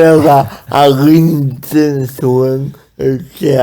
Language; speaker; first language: Basque; non-native, learner; Spanish